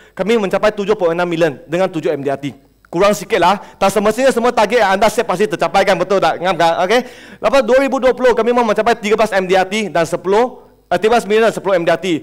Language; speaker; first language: Malay; non-native, local second language; Chinese